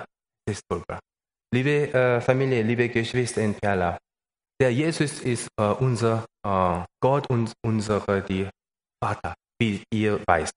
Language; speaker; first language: German; non-native, learner; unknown